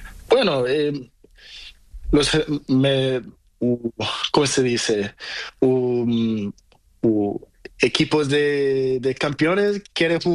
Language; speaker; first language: Spanish; non-native, learner; Portuguese